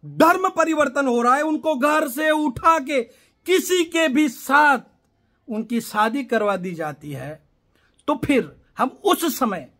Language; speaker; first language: Hindi; non-native, local second language; Gujarati